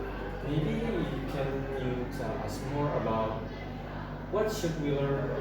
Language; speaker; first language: English; non-native, learner; Indonesian